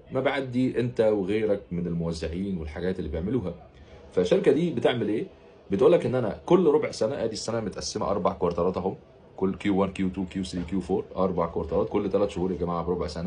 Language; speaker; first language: Arabic; native; Arabic